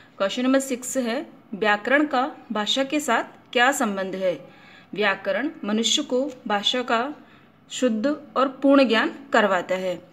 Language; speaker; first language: Hindi; native; Hindi